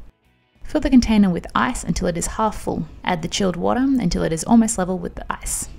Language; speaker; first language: English; native; English